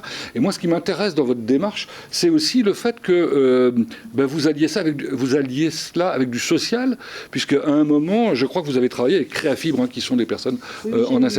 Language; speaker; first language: French; native; French